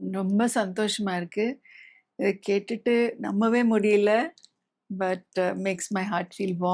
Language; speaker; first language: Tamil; non-native, local second language; English